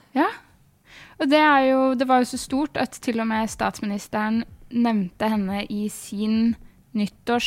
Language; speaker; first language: Norwegian; native; Norwegian